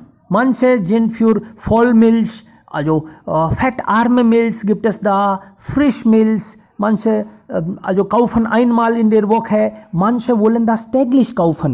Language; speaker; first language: German; non-native, fluent; Hindi